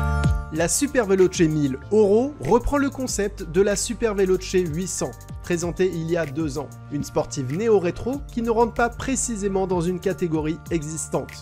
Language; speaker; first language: French; native; French